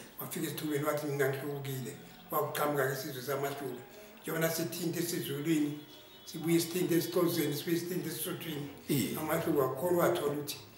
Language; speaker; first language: Zulu; non-native, local second language; South Ndebele